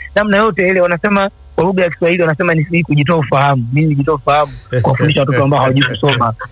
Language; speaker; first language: Swahili; native; Swahili